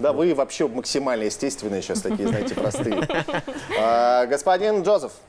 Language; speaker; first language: Russian; native; Russian